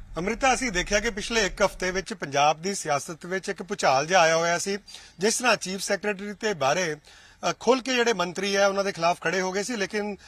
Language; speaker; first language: Punjabi; native; Punjabi